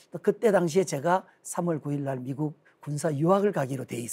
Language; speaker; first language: Korean; native; Korean